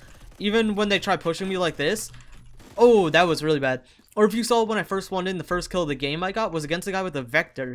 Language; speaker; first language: English; native; English